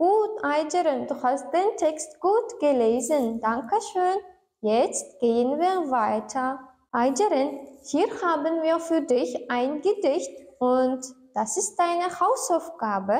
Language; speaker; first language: German; non-native, learner; Turkmen